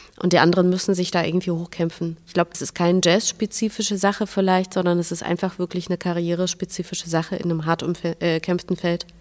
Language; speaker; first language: German; non-native, fluent; Russian